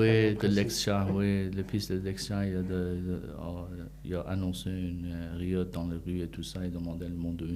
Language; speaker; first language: French; non-native, fluent; Persian